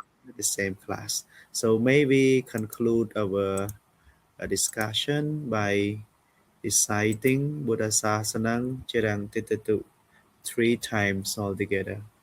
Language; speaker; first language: English; non-native, fluent; Khmer